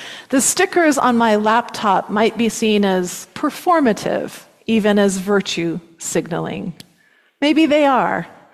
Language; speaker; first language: English; native; English